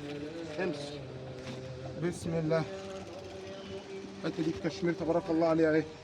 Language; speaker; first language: Arabic; native; Arabic